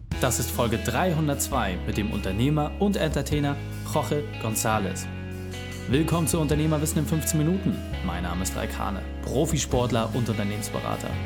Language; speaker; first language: German; native; German